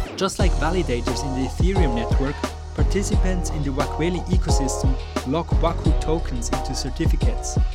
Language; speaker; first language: English; non-native, fluent; German